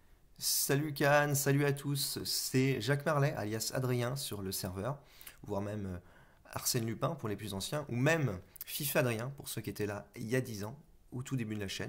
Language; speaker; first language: French; native; French